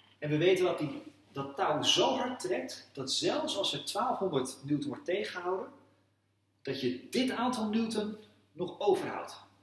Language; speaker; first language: Dutch; native; Dutch